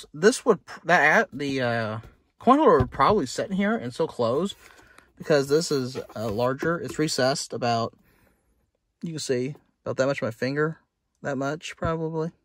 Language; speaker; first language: English; native; English